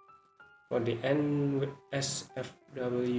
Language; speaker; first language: English; non-native, learner; Indonesian